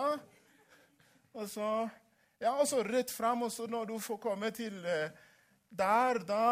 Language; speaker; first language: Norwegian; non-native, fluent; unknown